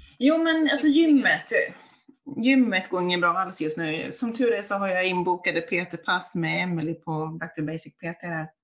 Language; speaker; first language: Swedish; native; Swedish